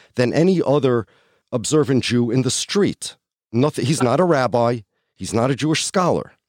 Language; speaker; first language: English; early bilingual, other home language; Polish